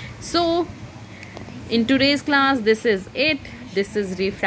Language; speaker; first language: English; non-native, local second language; Hindi